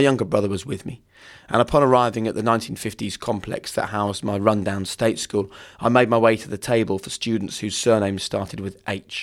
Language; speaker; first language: English; native; English